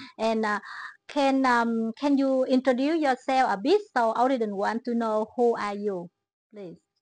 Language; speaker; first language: English; non-native, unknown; Vietnamese